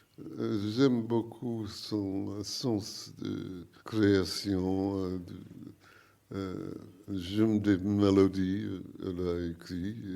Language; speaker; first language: French; non-native, learner; English